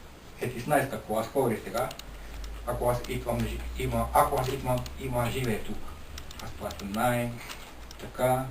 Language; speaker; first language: Bulgarian; non-native, learner; Finnish